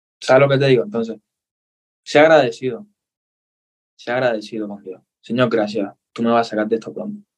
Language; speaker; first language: Spanish; native; Spanish